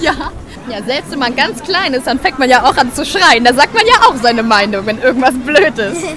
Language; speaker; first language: German; native; German